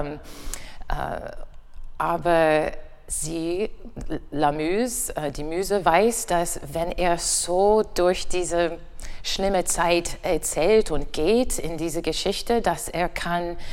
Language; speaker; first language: German; non-native, learner; English